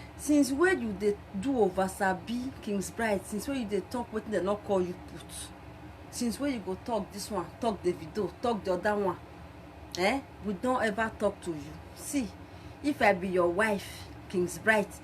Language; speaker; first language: Nigerian Pidgin; non-native, local second language; Bini